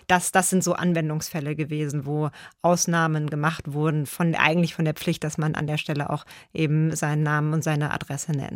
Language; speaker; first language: German; native; German